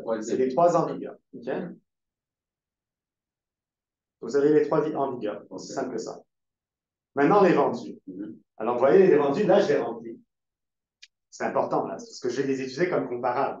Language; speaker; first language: French; native; French